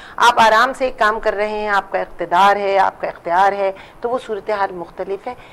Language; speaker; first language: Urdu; native; Urdu